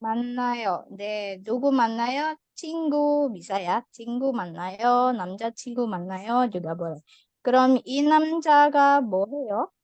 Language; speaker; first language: Korean; non-native, fluent; Indonesian